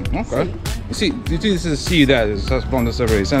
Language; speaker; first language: Spanish; non-native, learner; English